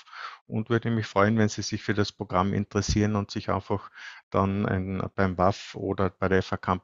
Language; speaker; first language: German; native; German